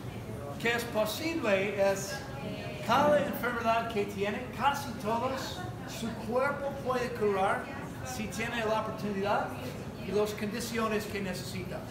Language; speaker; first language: Spanish; non-native, learner; English